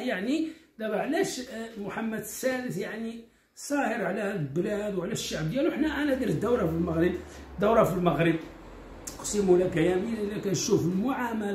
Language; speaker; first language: Arabic; native; Arabic